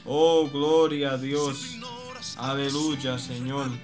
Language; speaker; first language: Spanish; native; Spanish